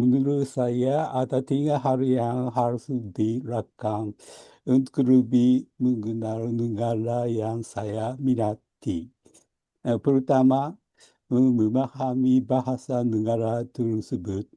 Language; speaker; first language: Indonesian; non-native, learner; Japanese